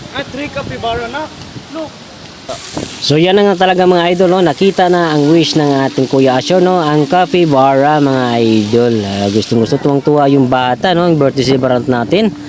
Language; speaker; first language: Filipino; non-native, local second language; Cebuano